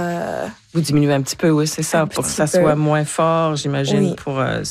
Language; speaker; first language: French; native; French